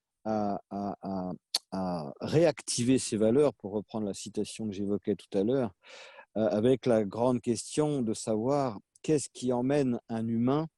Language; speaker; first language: French; native; French